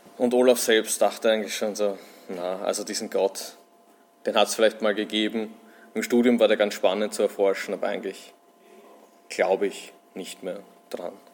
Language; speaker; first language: German; native; German